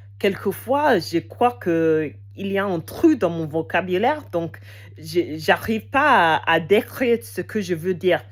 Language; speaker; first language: French; non-native, fluent; English